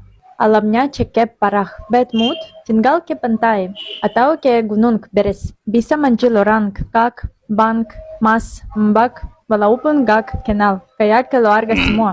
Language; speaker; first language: Indonesian; non-native, fluent; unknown